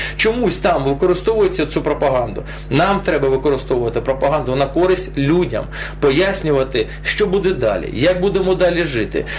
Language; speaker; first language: Ukrainian; non-native, local second language; Russian